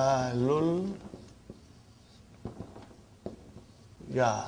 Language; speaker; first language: Arabic; non-native, fluent; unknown